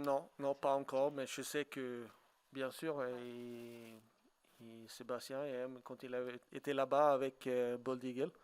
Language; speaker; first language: French; non-native, fluent; Swedish